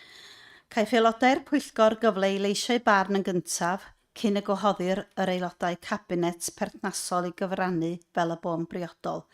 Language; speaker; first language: Welsh; native; Welsh